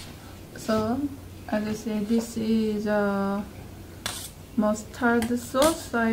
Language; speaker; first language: English; non-native, learner; Korean